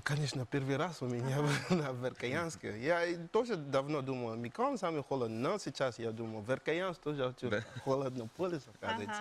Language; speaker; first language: Russian; non-native, learner; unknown